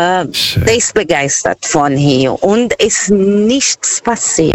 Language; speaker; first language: German; non-native, fluent; Portuguese